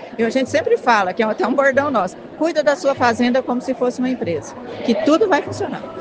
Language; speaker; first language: Portuguese; native; Portuguese